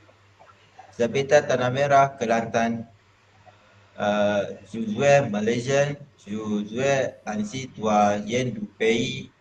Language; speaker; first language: French; non-native, learner; Malay